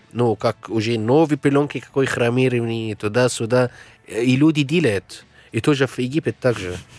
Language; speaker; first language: Russian; non-native, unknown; Arabic